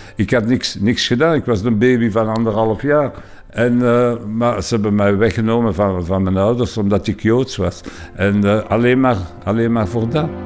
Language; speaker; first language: Dutch; non-native, local second language; French